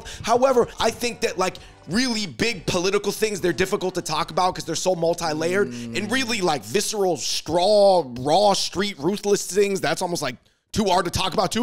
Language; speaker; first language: English; native; English